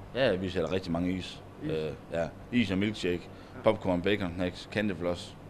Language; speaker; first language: Danish; native; Danish